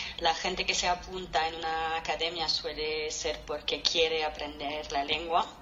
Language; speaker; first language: Spanish; non-native, fluent; French